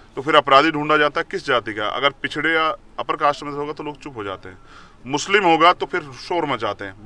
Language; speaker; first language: Hindi; native; Hindi